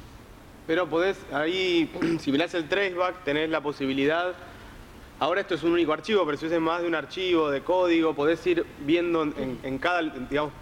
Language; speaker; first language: Spanish; native; Spanish